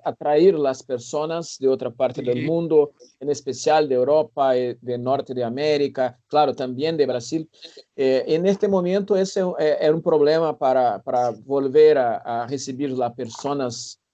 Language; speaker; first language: Spanish; non-native, fluent; Portuguese